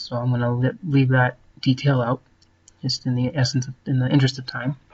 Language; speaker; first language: English; native; English